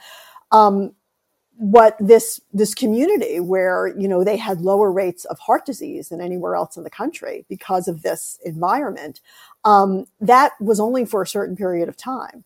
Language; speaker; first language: English; native; English